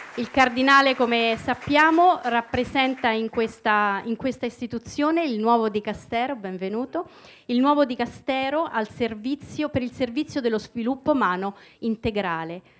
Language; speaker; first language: Italian; native; Italian